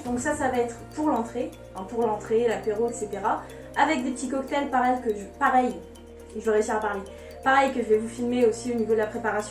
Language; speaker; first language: French; native; French